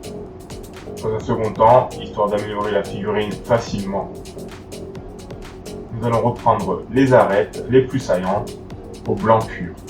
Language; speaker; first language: French; native; French